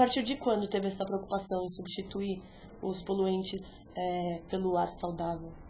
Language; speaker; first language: Portuguese; native; Portuguese